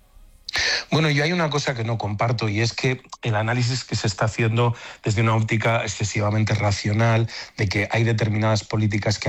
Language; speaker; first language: Spanish; native; Spanish